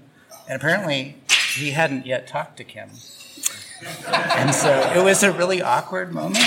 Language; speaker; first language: English; native; English